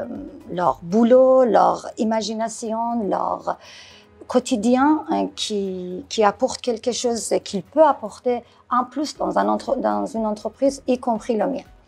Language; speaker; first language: French; non-native, fluent; Persian